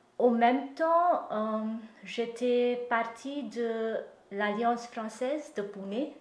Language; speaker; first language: French; non-native, fluent; Marathi